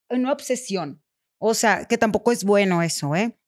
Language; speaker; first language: Spanish; native; Spanish